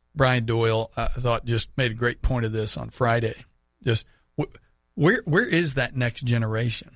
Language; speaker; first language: English; native; English